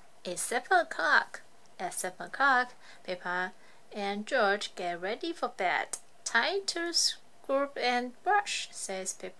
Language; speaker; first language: English; non-native, fluent; Chinese